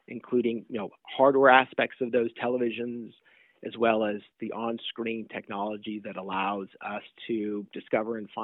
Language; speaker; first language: English; native; English